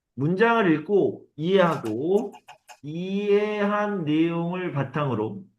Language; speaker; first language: Korean; native; Korean